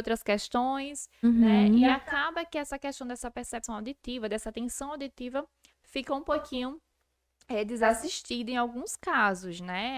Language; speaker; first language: Portuguese; native; Portuguese